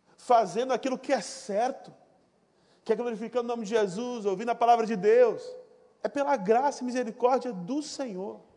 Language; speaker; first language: Portuguese; native; Portuguese